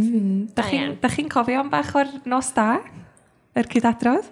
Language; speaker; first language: Welsh; native; Welsh